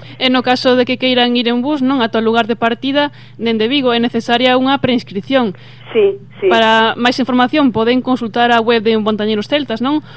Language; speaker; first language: Galician; native; Galician